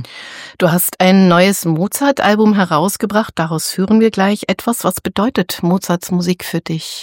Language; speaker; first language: German; native; German